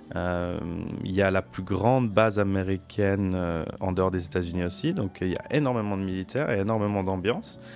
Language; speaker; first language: French; native; French